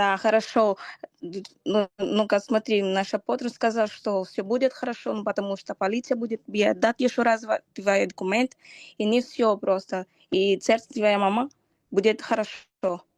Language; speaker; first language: Russian; non-native, learner; Portuguese